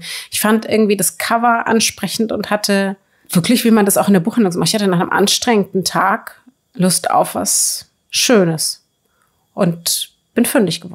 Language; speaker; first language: German; native; German